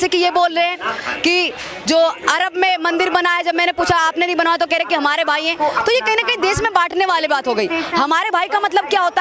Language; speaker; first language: Hindi; native; Hindi